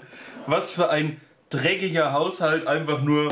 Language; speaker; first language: German; native; German